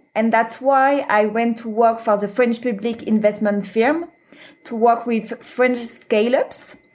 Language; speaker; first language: English; non-native, fluent; French